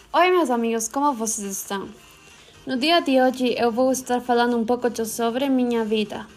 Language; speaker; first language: Portuguese; non-native, learner; Spanish